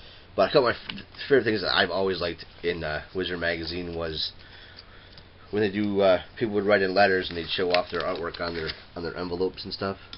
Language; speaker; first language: English; native; English